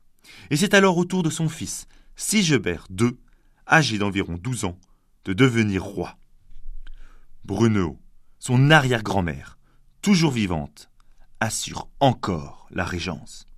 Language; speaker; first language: French; native; French